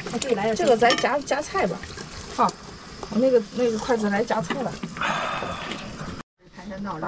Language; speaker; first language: Chinese; native; Chinese